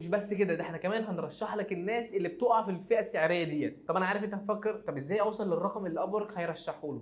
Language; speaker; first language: Arabic; native; Arabic